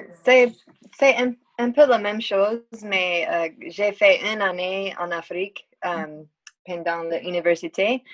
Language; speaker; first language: French; non-native, learner; English